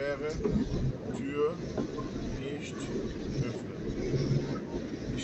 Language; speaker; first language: German; non-native, fluent; Portuguese